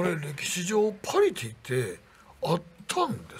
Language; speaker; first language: Japanese; native; Japanese